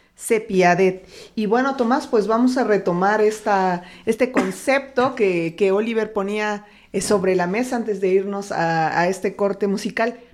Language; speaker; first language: Spanish; native; Spanish